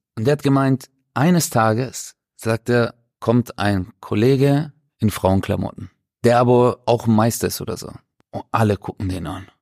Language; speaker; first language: German; early bilingual, other home language; Turkish